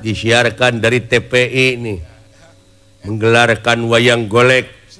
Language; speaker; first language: Malay; non-native, local second language; Sundanese